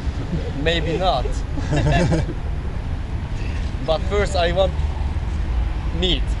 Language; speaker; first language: English; non-native, learner; Kurdish